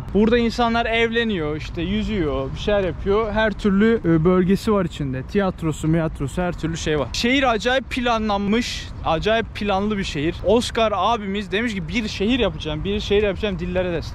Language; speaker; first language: Turkish; native; Turkish